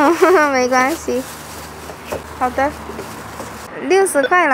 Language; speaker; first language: Chinese; non-native, fluent; Indonesian